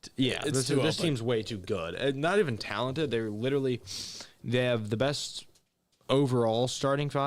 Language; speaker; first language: English; native; English